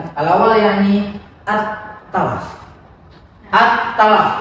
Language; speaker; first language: Arabic; non-native, fluent; Indonesian